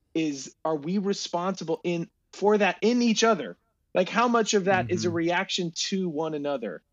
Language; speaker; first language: English; native; English